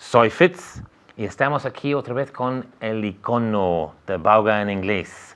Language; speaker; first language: Spanish; non-native, fluent; English